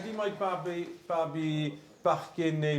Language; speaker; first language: Welsh; non-native, learner; English